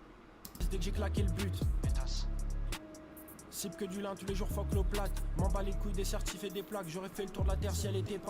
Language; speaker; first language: French; native; French